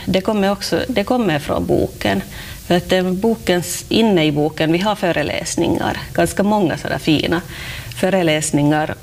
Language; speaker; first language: Swedish; non-native, local second language; Finnish